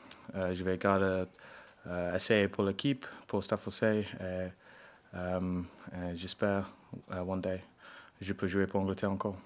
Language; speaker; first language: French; non-native, learner; English